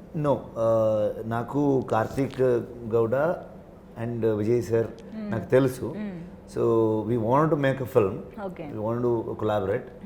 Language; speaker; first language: Telugu; non-native, learner; Kannada